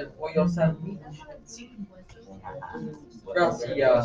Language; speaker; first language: Spanish; non-native, learner; English